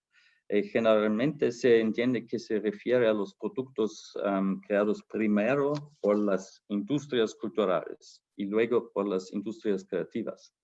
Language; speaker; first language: Spanish; non-native, fluent; German